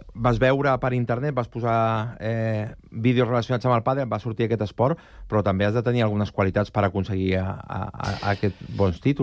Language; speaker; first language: Catalan; native; Catalan